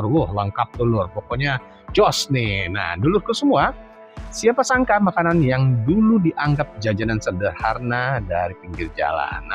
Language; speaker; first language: Indonesian; native; Indonesian